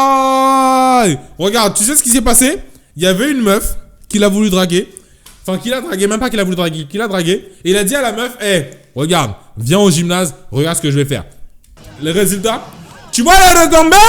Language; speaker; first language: French; native; French